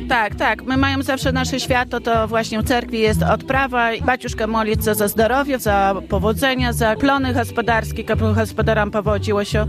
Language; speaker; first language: Ukrainian; native; Ukrainian